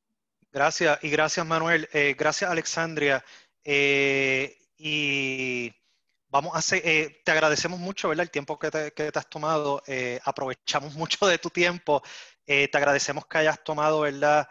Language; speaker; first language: Spanish; native; Spanish